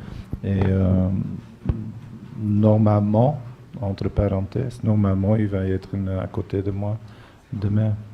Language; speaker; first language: French; non-native, fluent; Dutch